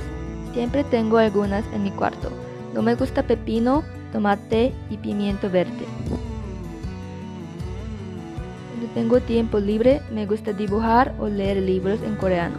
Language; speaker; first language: Spanish; non-native, learner; Korean